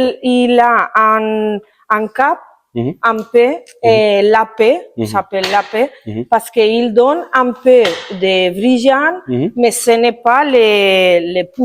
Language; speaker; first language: French; non-native, learner; Spanish